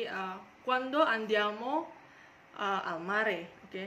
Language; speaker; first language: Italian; non-native, learner; Indonesian